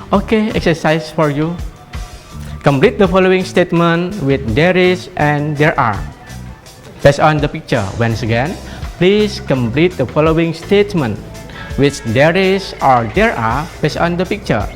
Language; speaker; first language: English; non-native, fluent; Indonesian